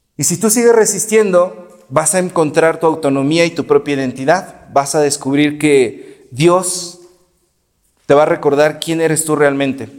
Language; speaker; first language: Spanish; native; Spanish